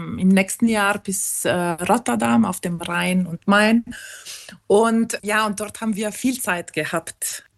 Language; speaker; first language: German; non-native, local second language; Ladin